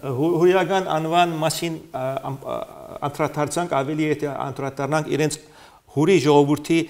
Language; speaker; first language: Armenian; early bilingual, heritage; Armenian